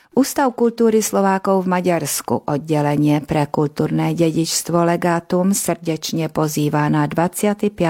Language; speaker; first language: Slovak; early bilingual, heritage; Slovak